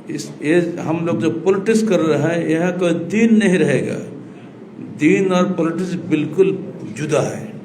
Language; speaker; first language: Urdu; non-native, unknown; Bangla